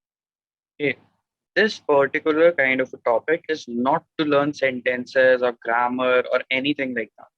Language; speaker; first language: English; non-native, local second language; Hindi